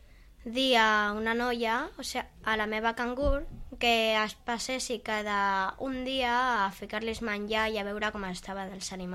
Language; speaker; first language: Catalan; non-native, local second language; Spanish